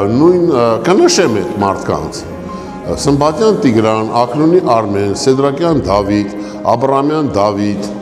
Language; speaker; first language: Armenian; native; Armenian